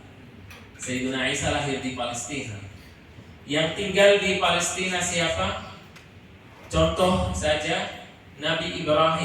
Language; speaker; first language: Indonesian; non-native, fluent; Arabic